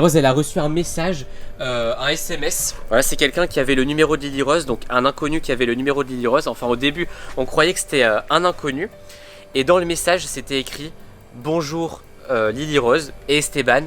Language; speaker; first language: French; native; French